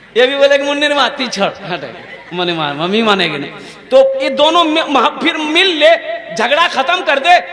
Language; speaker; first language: Hindi; non-native, local second language; Bangla